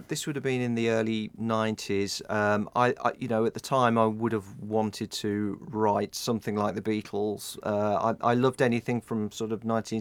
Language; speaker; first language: English; native; English